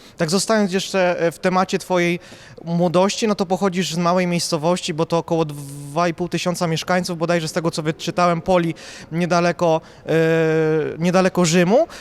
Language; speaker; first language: Polish; native; Polish